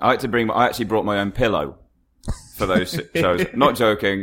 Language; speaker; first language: English; native; English